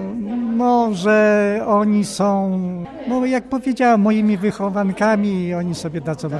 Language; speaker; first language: Polish; non-native, local second language; Ukrainian